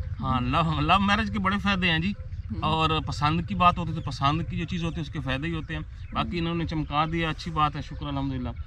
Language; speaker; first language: Urdu; native; Urdu